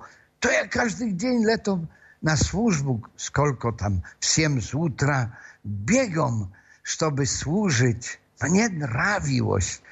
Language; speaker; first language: Russian; non-native, fluent; Polish